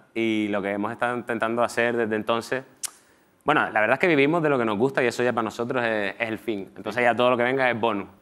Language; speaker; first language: Spanish; native; Spanish